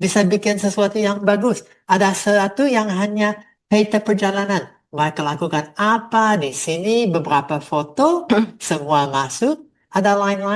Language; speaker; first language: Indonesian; non-native, fluent; English